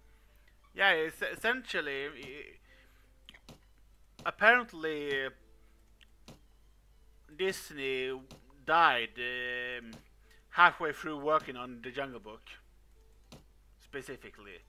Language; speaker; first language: English; non-native, fluent; Swedish